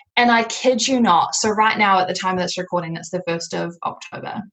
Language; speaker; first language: English; native; English